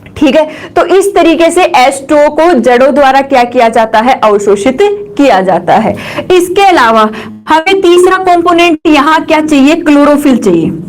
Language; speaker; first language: Hindi; native; Hindi